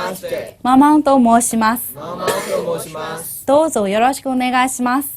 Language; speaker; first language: Japanese; non-native, fluent; Burmese